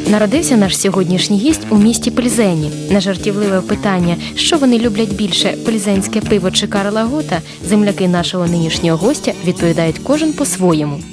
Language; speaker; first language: Ukrainian; native; Ukrainian